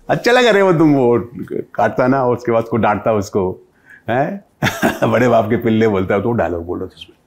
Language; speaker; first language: Hindi; native; Hindi